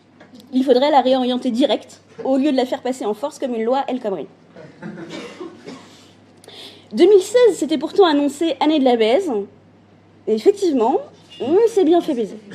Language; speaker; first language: French; native; French